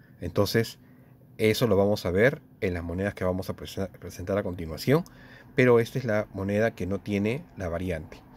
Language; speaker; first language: Spanish; native; Spanish